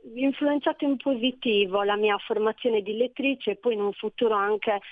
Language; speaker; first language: Italian; native; Italian